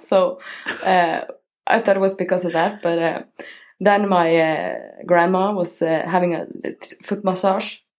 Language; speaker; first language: English; non-native, learner; Norwegian